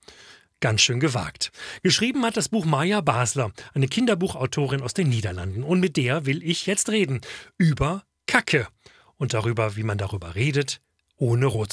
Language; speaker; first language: German; native; German